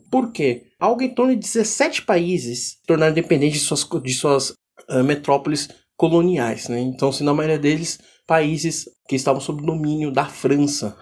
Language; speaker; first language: Portuguese; early bilingual, other home language; Igbo